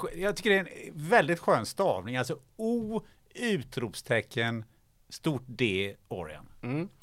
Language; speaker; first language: Swedish; native; Swedish